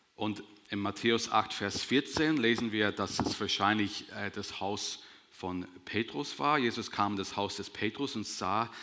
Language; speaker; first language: German; non-native, fluent; English